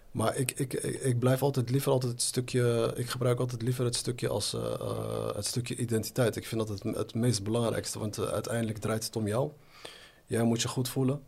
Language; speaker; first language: Dutch; native; Dutch